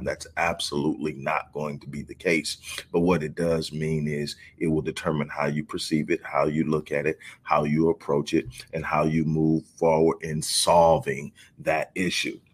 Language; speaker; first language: English; native; English